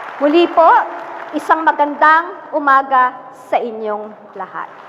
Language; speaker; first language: Filipino; native; Filipino